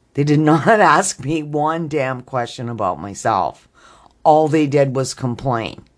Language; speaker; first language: English; native; English